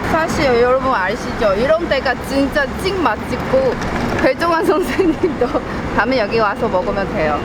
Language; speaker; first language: Korean; non-native, fluent; Chinese